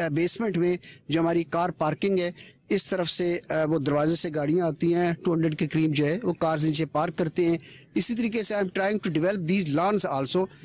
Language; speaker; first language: Urdu; non-native, local second language; Punjabi